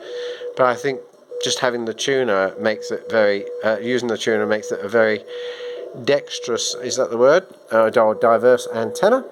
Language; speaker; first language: English; native; English